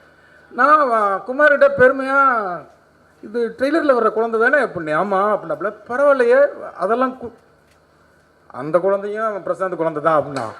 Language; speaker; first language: Tamil; native; Tamil